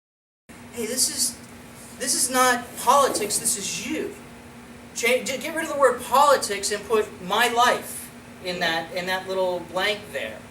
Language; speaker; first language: English; native; English